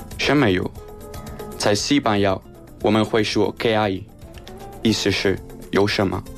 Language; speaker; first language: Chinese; non-native, learner; Spanish